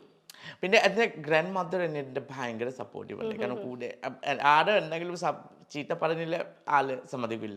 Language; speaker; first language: Malayalam; non-native, local second language; Assamese